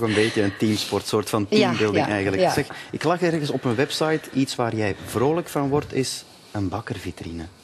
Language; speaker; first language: Dutch; native; Dutch